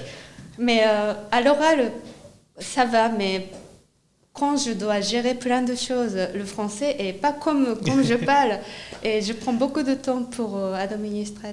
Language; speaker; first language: French; non-native, fluent; Japanese